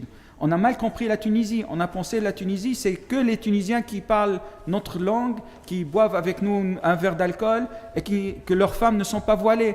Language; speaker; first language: French; non-native, fluent; Arabic